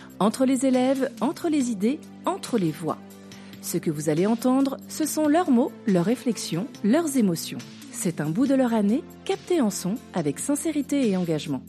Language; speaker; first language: French; native; French